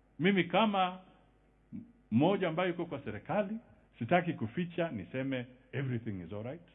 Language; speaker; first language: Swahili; non-native, local second language; Luyia